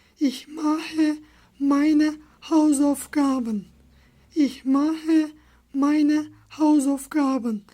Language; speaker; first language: German; non-native, fluent; Turkish